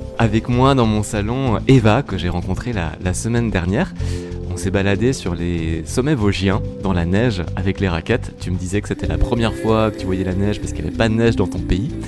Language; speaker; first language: French; native; French